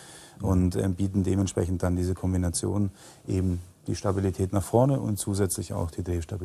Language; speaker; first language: German; native; German